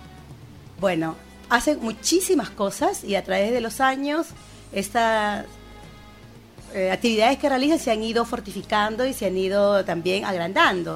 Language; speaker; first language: Spanish; native; Spanish